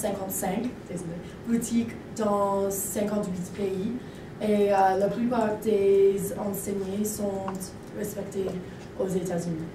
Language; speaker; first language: French; non-native, learner; English